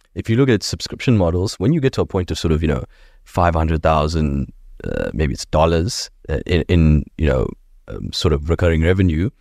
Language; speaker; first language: English; native; English